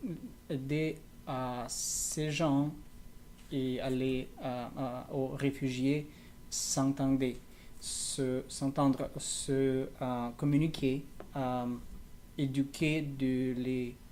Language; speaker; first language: French; non-native, learner; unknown